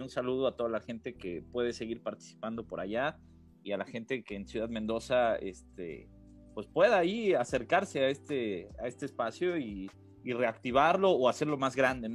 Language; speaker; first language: Spanish; native; Spanish